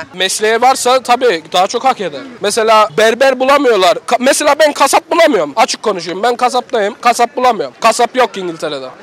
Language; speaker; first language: Turkish; early bilingual, heritage; Turkish